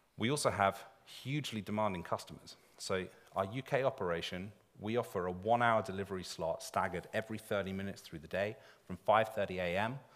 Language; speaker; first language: English; native; English